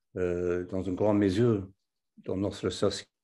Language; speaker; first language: French; non-native, fluent; English